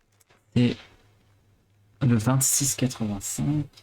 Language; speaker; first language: French; native; French